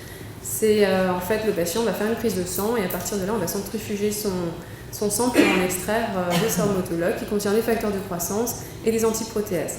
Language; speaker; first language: French; native; French